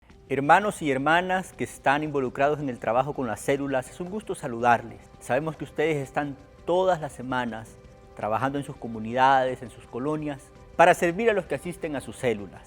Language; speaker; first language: Spanish; native; Spanish